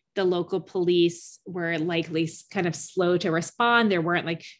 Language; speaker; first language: English; native; English